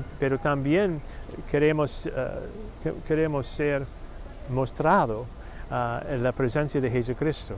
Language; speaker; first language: Spanish; non-native, learner; English